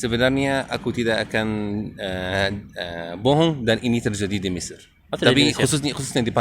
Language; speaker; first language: Indonesian; non-native, learner; Arabic